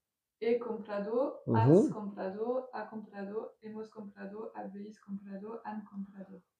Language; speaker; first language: Spanish; non-native, learner; French